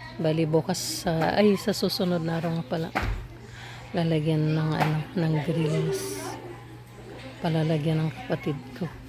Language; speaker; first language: Filipino; native; Filipino